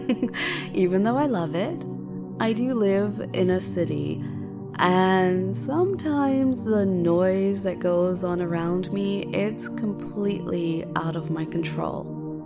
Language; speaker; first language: English; native; English